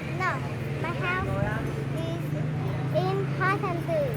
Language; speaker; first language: English; non-native, learner; Vietnamese